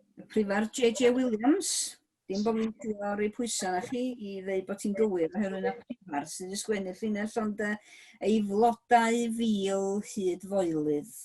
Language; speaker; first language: Welsh; native; Welsh